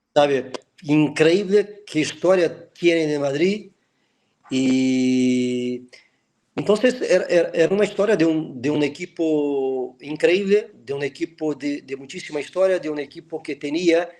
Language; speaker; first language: Spanish; non-native, fluent; Portuguese